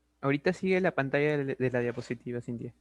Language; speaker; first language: Spanish; native; Spanish